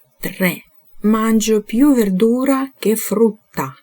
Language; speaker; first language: Italian; non-native, fluent; Ukrainian